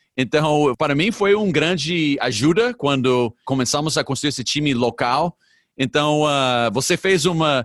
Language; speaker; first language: Portuguese; non-native, fluent; English